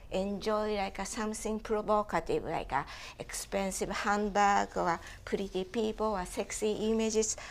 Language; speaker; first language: English; non-native, fluent; Japanese